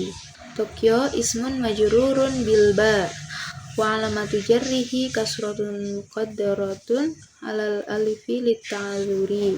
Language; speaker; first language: Arabic; non-native, learner; Indonesian